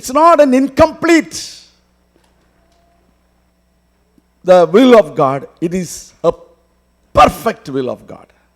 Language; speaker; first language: English; non-native, local second language; Tamil